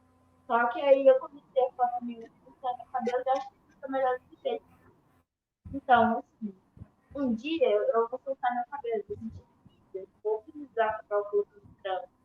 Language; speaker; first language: Portuguese; early bilingual, other home language; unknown